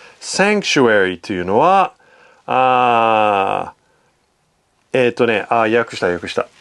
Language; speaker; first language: Japanese; non-native, fluent; English